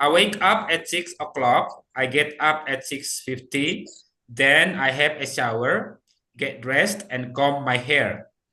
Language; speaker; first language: English; non-native, fluent; Indonesian